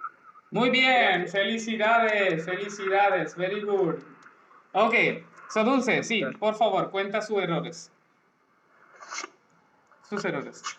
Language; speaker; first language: Spanish; non-native, learner; Hindi